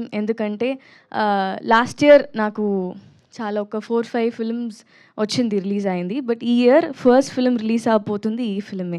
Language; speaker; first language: Telugu; non-native, learner; Tamil